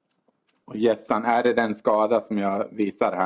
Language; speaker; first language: Swedish; native; Swedish